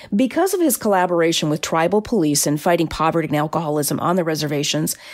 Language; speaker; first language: English; native; English